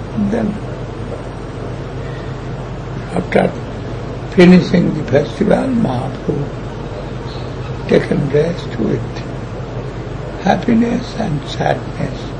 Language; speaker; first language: English; non-native, local second language; Bangla